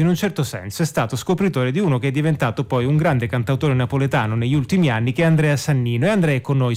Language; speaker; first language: Italian; native; Italian